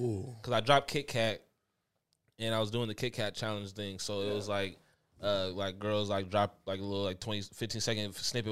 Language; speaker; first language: English; native; English